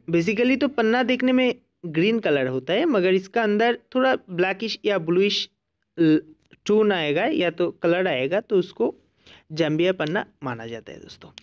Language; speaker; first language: Hindi; non-native, local second language; Bangla